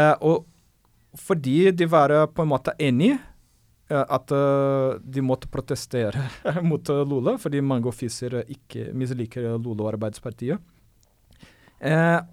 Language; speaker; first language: Norwegian; non-native, fluent; Portuguese